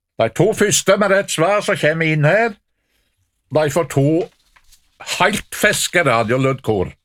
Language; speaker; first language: Norwegian; native; Norwegian